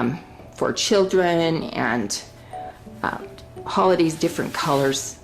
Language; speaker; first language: English; native; English